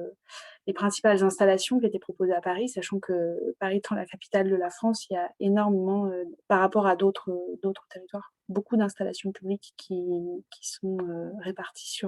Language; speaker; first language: French; native; French